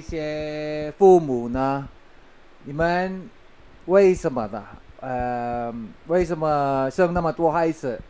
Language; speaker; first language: Chinese; non-native, learner; Filipino